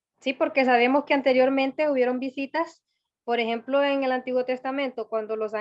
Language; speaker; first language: Spanish; native; Spanish